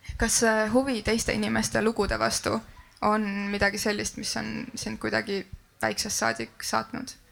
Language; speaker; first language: Estonian; native; Estonian